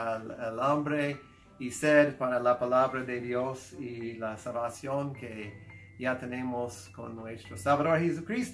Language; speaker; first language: Spanish; non-native, fluent; English